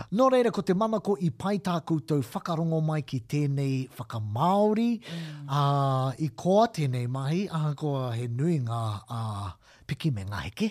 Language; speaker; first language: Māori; non-native, local second language; English